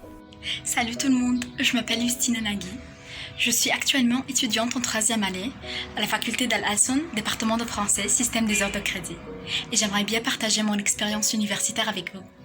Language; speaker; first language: French; non-native, fluent; Arabic